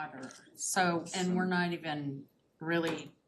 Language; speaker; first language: English; native; English